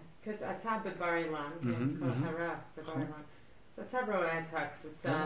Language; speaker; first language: Hebrew; non-native, learner; English